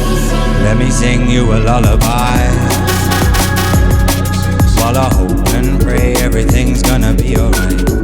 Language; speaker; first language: English; native; English